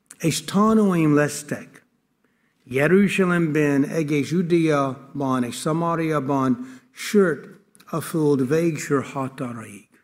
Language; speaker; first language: Hungarian; non-native, fluent; English